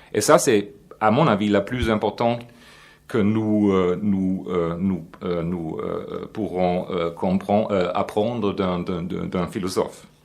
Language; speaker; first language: French; non-native, fluent; German